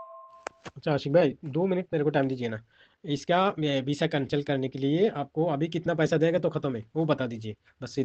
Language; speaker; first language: Hindi; non-native, learner; Bangla